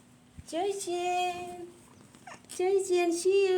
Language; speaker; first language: Chinese; non-native, learner; Indonesian